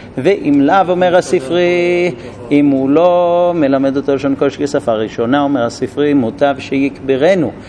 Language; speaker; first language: Hebrew; non-native, fluent; English